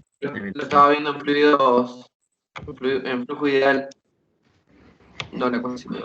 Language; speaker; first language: Spanish; native; Spanish